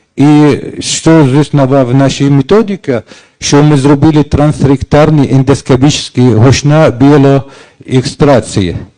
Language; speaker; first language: Ukrainian; non-native, learner; Arabic